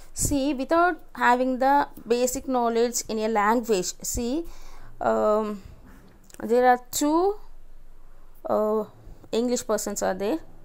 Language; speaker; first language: English; non-native, local second language; Telugu